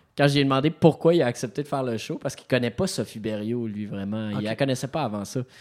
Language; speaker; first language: French; native; French